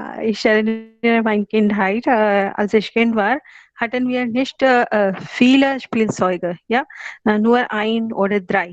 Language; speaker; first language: German; non-native, learner; Hindi